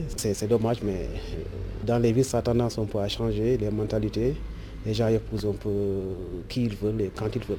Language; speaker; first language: French; non-native, local second language; Fula